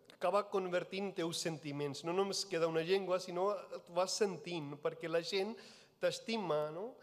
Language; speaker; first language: Catalan; non-native, fluent; Punjabi